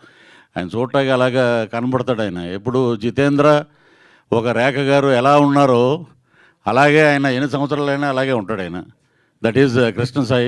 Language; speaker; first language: Telugu; native; Telugu